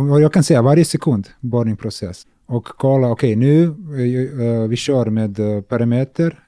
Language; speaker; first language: Swedish; non-native, learner; Serbian